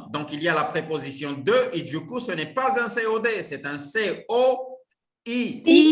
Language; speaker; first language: French; non-native, local second language; Arabic